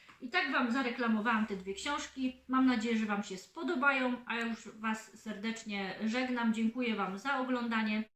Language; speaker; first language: Polish; native; Polish